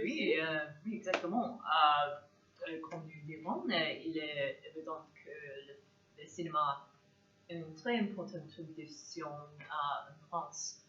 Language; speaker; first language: French; non-native, learner; English